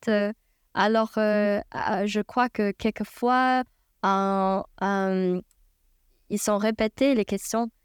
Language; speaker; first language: French; non-native, fluent; Chinese